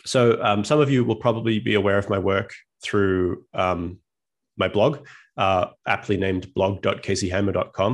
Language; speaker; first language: English; native; English